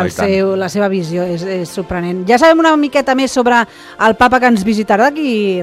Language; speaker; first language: Catalan; native; Catalan